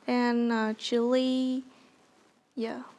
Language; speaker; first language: English; non-native, learner; Vietnamese